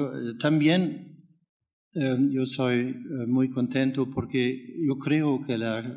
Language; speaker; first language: Spanish; non-native, fluent; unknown